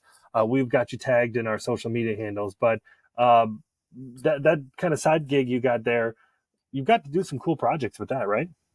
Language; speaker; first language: English; native; English